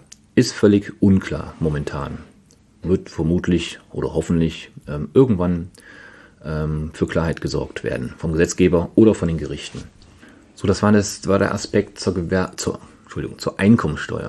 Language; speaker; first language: German; native; German